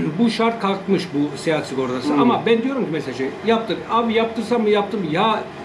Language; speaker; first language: Turkish; native; Turkish